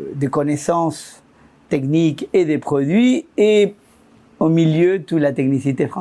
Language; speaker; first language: French; non-native, fluent; Spanish